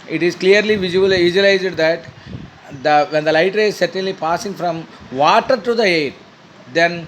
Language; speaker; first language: English; non-native, local second language; Telugu